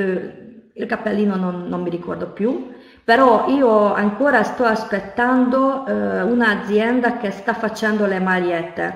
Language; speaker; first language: Italian; non-native, fluent; Hungarian